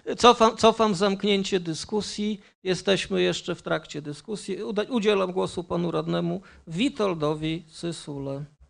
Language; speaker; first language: Polish; native; Polish